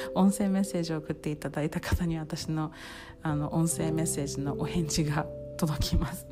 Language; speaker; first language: Japanese; native; Japanese